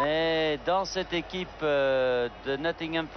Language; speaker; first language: French; native; French